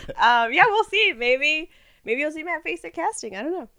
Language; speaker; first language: English; early bilingual, other home language; Spanish